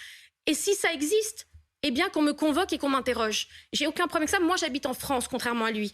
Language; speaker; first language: French; native; French